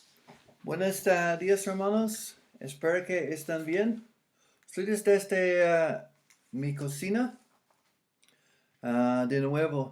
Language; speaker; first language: Spanish; non-native, fluent; English